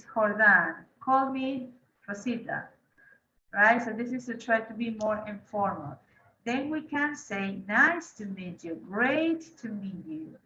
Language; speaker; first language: English; non-native, fluent; Spanish